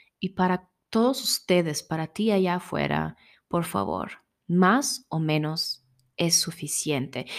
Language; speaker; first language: Spanish; non-native, fluent; German